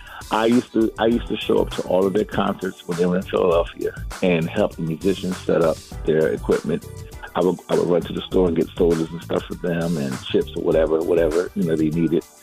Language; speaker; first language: English; native; English